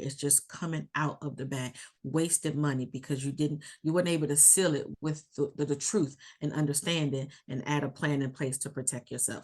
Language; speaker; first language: English; native; English